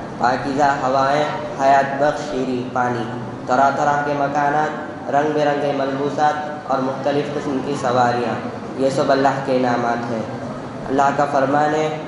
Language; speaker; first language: Urdu; native; Urdu